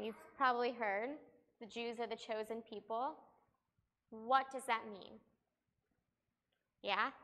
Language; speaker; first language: English; native; English